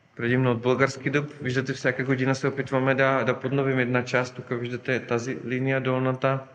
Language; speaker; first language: Bulgarian; non-native, fluent; Czech